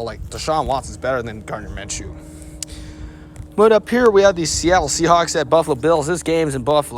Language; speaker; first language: English; native; English